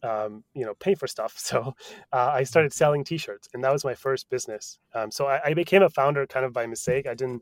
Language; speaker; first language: English; non-native, fluent; Spanish